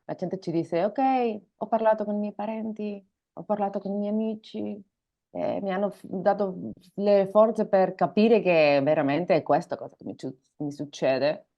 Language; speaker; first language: Italian; non-native, learner; Spanish